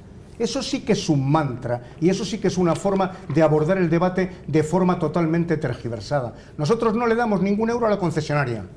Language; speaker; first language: Spanish; native; Spanish